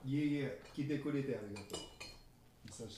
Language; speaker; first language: Japanese; non-native, learner; English